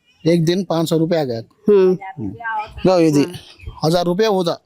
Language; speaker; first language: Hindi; non-native, local second language; Telugu